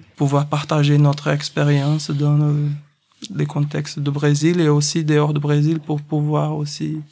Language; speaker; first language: French; non-native, fluent; Portuguese